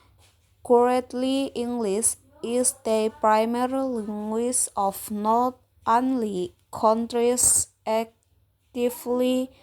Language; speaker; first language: English; non-native, learner; Indonesian